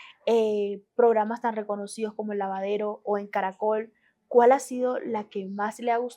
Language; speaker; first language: Spanish; native; Spanish